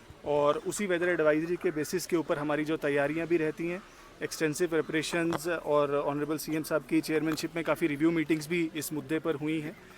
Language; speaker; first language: Hindi; native; Hindi